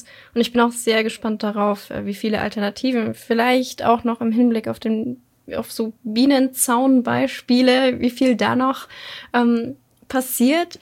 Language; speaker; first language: German; native; German